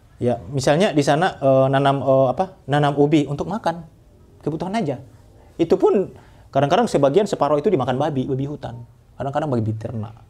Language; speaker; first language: Indonesian; non-native, local second language; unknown